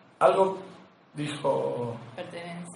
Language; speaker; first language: Spanish; native; Spanish